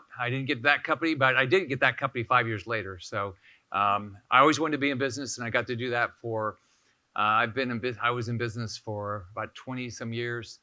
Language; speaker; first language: English; native; English